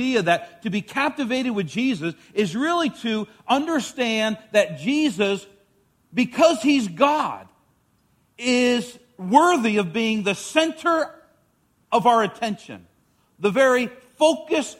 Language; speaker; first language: English; native; English